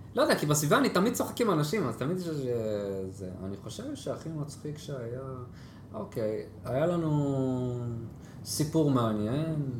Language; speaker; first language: Hebrew; native; Hebrew